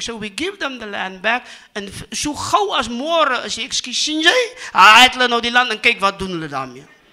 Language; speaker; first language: Afrikaans; native; Afrikaans